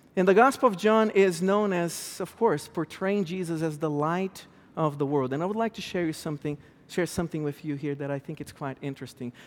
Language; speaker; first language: English; non-native, fluent; Portuguese